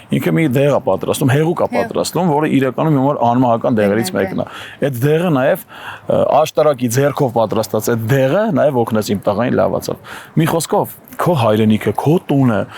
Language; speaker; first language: Armenian; native; Armenian